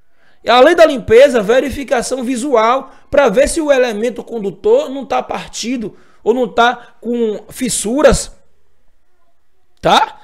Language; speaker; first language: Portuguese; native; Portuguese